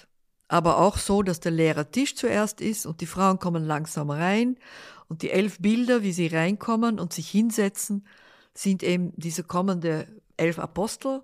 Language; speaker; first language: German; early bilingual, other home language; Dutch